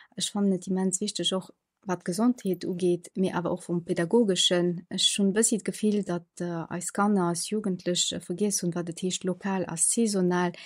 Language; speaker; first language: Luxembourgish; early bilingual, other home language; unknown